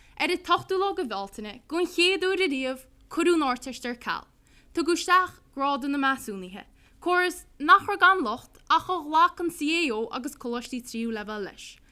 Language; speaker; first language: Irish; native; Irish